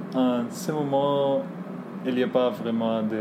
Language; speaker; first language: French; non-native, fluent; Arabic